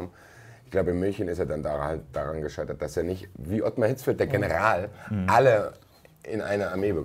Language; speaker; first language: German; native; German